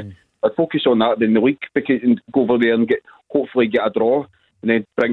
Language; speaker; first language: English; native; English